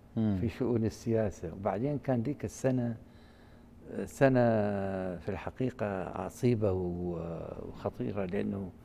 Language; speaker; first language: Arabic; native; Arabic